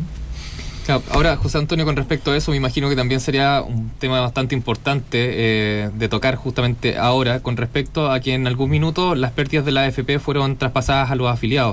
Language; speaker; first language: Spanish; native; Spanish